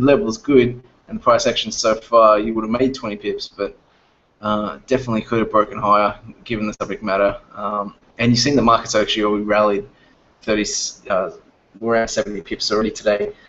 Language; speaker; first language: English; native; English